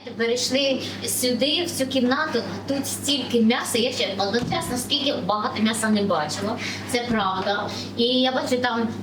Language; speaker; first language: Ukrainian; native; Ukrainian